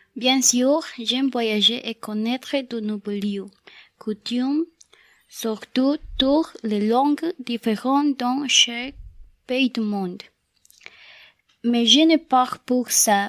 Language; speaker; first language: French; non-native, learner; Spanish